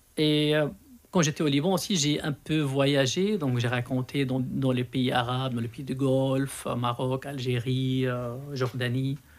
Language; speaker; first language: French; non-native, local second language; Arabic